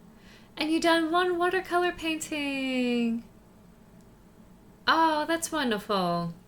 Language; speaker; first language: English; native; English